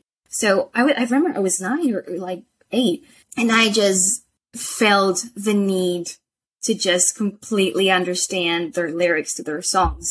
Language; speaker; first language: English; non-native, fluent; Spanish